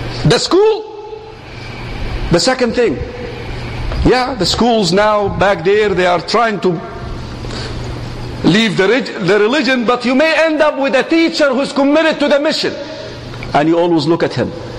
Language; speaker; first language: English; non-native, fluent; Arabic